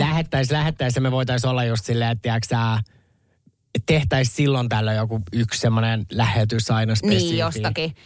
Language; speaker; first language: Finnish; native; Finnish